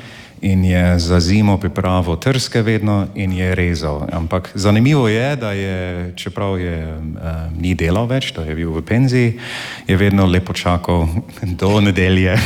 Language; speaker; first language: Slovenian; non-native, learner; English